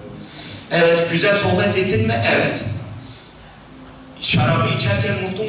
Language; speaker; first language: Turkish; native; Turkish